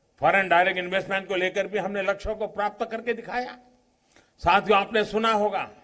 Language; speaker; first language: Hindi; non-native, local second language; Gujarati